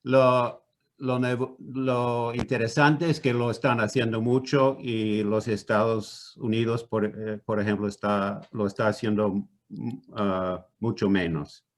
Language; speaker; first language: Spanish; non-native, fluent; Italian